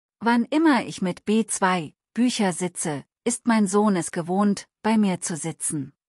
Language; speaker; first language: German; non-native, learner; Telugu